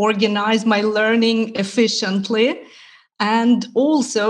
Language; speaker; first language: English; non-native, fluent; Russian